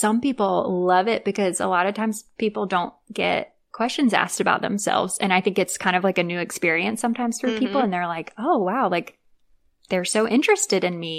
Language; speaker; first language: English; native; English